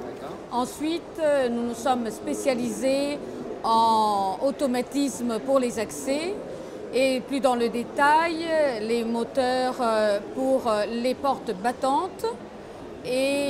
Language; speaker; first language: French; non-native, fluent; Italian